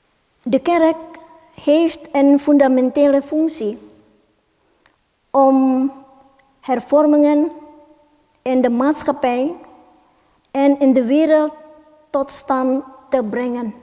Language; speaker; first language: Dutch; non-native, fluent; Indonesian